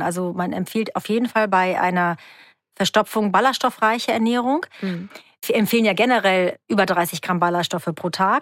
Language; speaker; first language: German; native; German